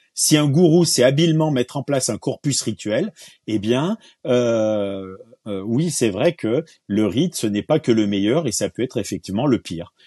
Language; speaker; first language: French; native; French